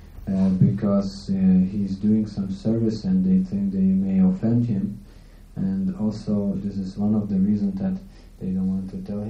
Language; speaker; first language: English; non-native, fluent; Lithuanian